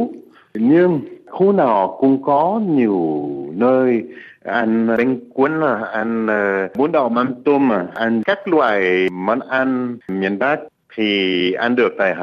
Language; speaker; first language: Vietnamese; non-native, fluent; French